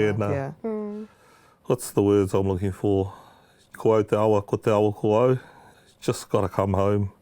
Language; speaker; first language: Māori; early bilingual, heritage; English